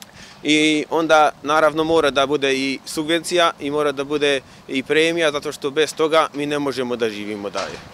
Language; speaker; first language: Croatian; non-native, local second language; Hungarian